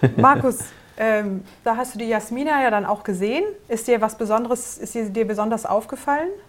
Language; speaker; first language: German; native; German